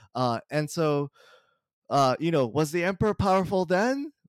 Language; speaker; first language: English; early bilingual, other home language; Japanese